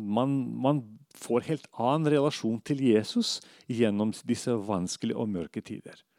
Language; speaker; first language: Norwegian; non-native, fluent; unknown